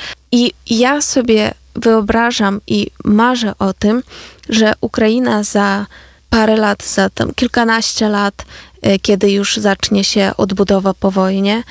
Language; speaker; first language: Polish; non-native, fluent; Ukrainian